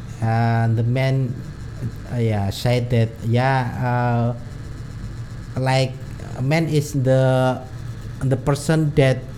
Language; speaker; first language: English; non-native, learner; Indonesian